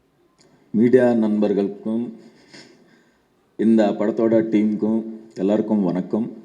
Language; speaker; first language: Tamil; non-native, learner; Telugu